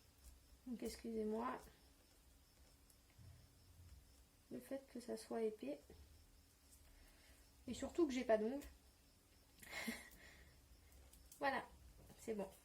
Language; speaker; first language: French; native; French